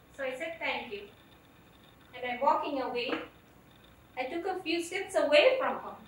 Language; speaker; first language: English; non-native, local second language; Malayalam